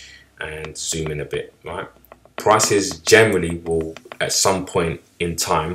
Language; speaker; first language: English; native; English